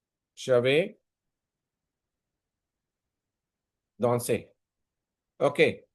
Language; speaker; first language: French; non-native, learner; Hindi